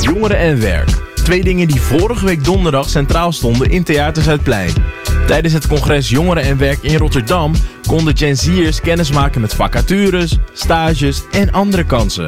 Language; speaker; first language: Dutch; native; Dutch